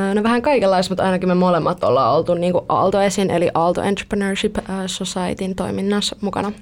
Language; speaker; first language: Finnish; early bilingual, other home language; Italian